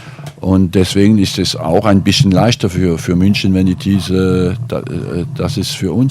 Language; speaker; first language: German; non-native, fluent; French